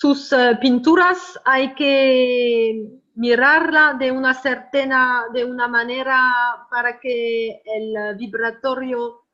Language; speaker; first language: Spanish; non-native, fluent; French